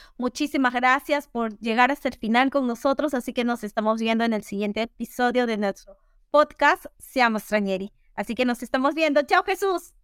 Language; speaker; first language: Spanish; native; Spanish